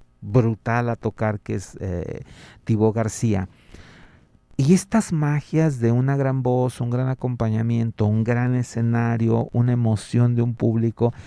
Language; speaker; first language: Spanish; native; Spanish